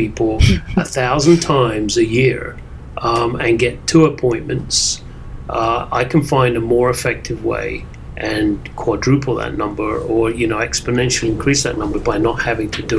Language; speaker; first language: English; native; English